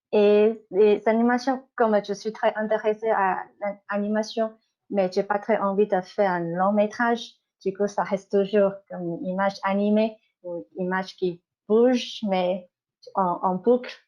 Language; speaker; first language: French; non-native, fluent; Chinese